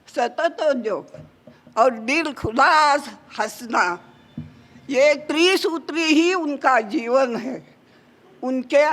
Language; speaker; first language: Hindi; non-native, local second language; Marathi